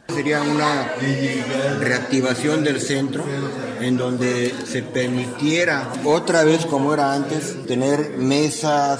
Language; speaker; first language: Spanish; native; Spanish